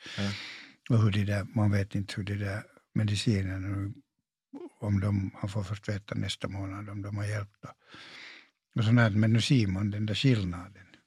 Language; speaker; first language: Swedish; native; Swedish